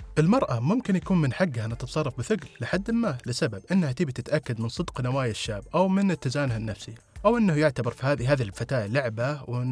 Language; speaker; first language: Arabic; native; Arabic